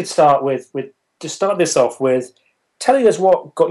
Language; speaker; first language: English; native; English